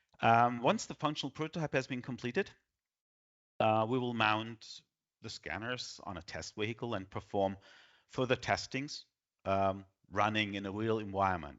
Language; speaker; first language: English; non-native, fluent; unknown